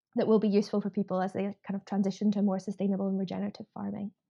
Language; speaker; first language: English; native; English